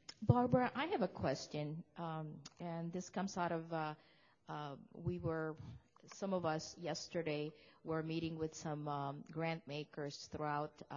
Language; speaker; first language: English; native; English